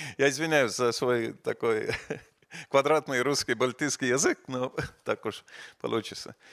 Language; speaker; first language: Russian; non-native, fluent; Estonian